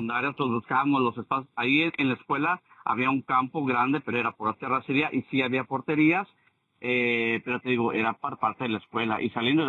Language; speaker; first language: Spanish; native; Spanish